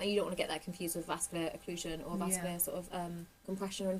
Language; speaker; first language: English; native; English